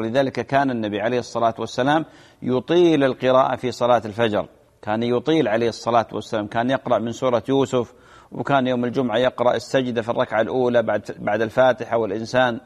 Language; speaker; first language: Arabic; native; Arabic